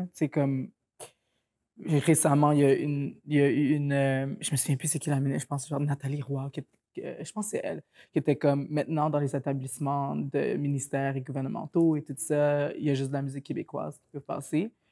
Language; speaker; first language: French; native; French